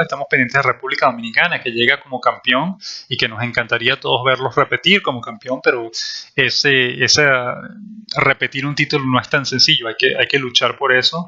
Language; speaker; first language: Spanish; native; Spanish